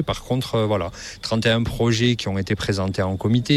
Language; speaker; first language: French; native; French